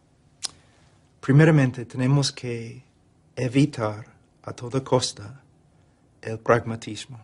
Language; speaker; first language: Spanish; non-native, fluent; English